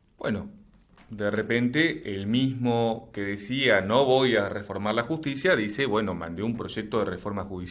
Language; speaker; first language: Spanish; native; Spanish